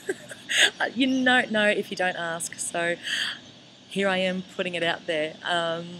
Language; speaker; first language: English; native; English